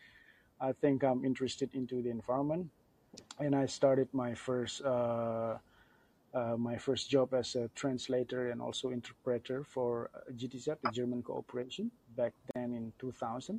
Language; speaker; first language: English; non-native, fluent; Indonesian